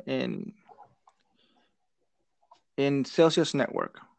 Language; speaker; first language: Spanish; non-native, learner; English